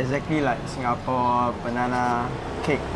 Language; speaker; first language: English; non-native, local second language; Chinese